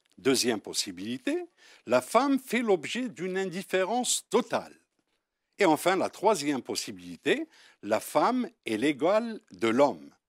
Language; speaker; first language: French; non-native, local second language; Arabic